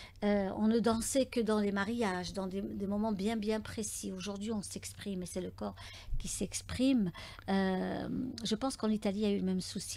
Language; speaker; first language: French; native; French